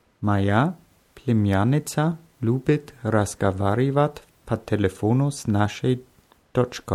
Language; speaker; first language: Russian; non-native, learner; German